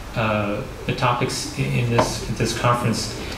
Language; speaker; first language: English; native; English